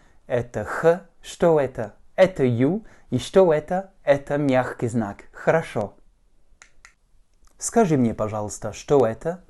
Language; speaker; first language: Russian; non-native, fluent; French